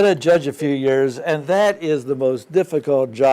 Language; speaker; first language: English; native; English